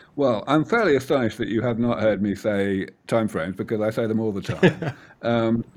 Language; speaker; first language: English; native; English